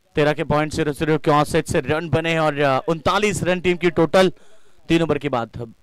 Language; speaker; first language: Hindi; non-native, local second language; Marathi